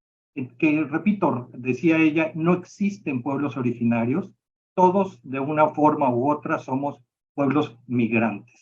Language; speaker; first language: Spanish; native; Spanish